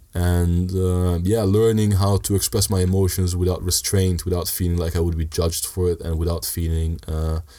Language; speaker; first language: English; early bilingual, heritage; Dutch